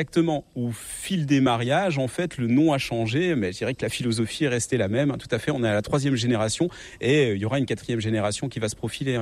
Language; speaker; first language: French; native; French